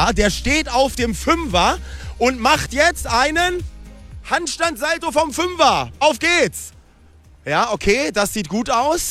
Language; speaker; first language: German; native; German